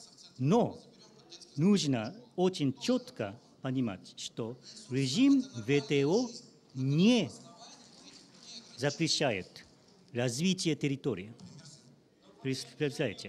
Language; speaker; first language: Russian; non-native, learner; Japanese